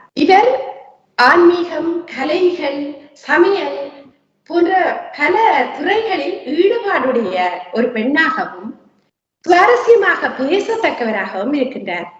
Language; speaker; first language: Tamil; native; Tamil